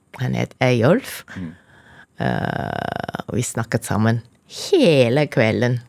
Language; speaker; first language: Norwegian; non-native, fluent; Chinese